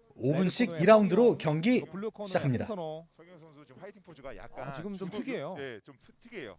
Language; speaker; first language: Korean; native; Korean